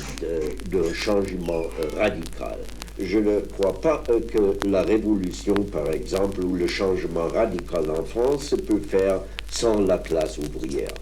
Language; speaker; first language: French; non-native, fluent; German